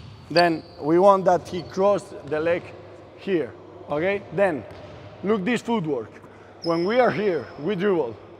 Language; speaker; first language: English; non-native, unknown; Spanish